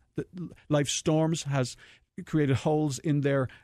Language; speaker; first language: English; native; English